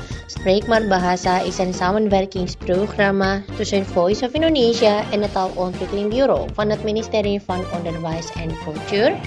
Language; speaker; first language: Dutch; non-native, learner; Indonesian